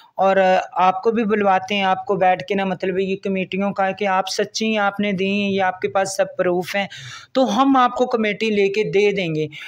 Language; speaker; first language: Urdu; non-native, local second language; Punjabi